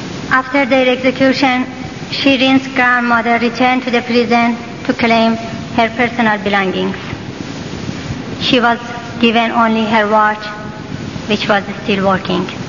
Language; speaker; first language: English; non-native, fluent; Persian